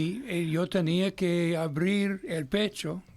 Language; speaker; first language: Spanish; non-native, fluent; English